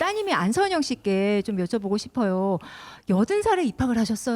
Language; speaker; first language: Korean; native; Korean